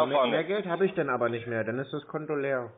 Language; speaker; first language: German; native; German